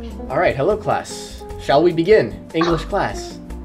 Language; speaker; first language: English; native; English